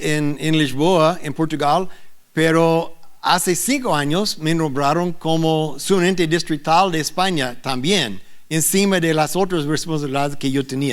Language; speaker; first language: Spanish; non-native, learner; English